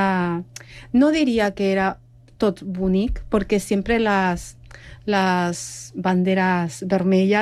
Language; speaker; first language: Catalan; non-native, fluent; Spanish